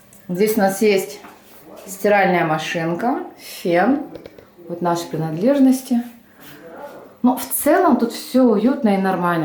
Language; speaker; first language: Russian; native; Russian